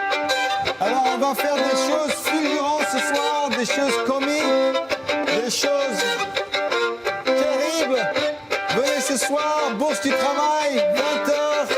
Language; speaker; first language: French; non-native, fluent; English